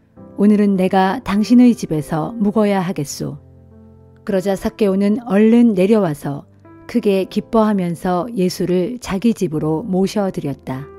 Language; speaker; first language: Korean; native; Korean